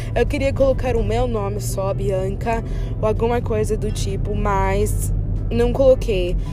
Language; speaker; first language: Portuguese; non-native, fluent; English